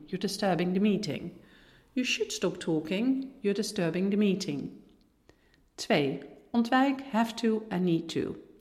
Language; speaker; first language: English; non-native, fluent; Dutch